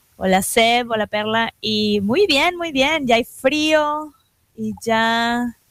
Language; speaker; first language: Spanish; native; Spanish